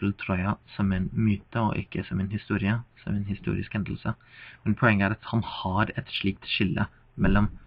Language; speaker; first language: Norwegian; non-native, fluent; English